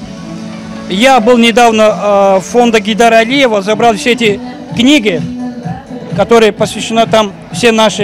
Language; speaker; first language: Russian; non-native, local second language; Azerbaijani